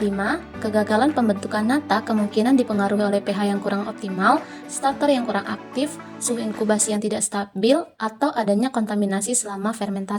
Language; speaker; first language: Indonesian; native; Indonesian